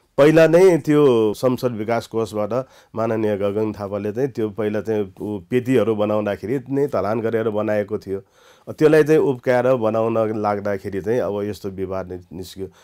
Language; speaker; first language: Nepali; non-native, local second language; Newari